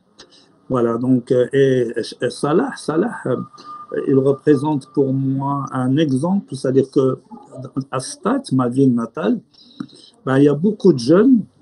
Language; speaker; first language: French; non-native, local second language; Arabic